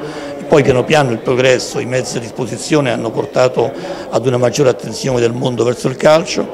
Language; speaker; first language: Italian; native; Italian